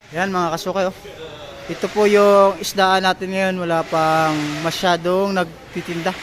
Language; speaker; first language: Filipino; native; Filipino